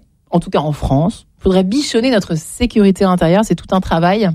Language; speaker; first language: French; native; French